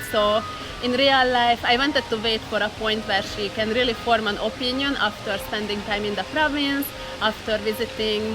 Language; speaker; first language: English; non-native, fluent; Hungarian